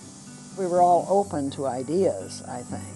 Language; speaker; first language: English; native; English